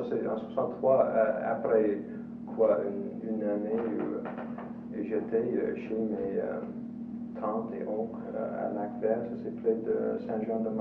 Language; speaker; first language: French; non-native, local second language; English